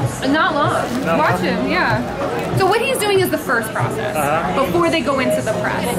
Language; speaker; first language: English; native; English